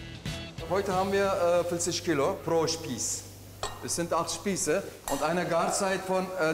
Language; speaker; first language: German; non-native, fluent; Turkish